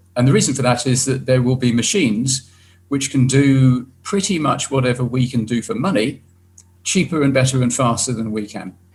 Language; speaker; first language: English; native; English